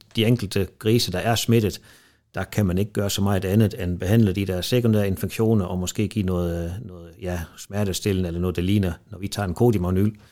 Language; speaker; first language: Danish; non-native, fluent; Dutch